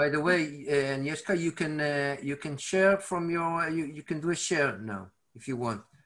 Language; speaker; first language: English; non-native, fluent; Hebrew